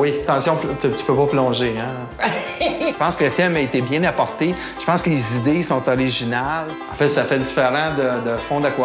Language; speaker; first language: French; native; French